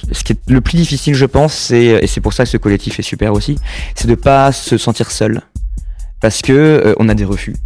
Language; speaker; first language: French; native; French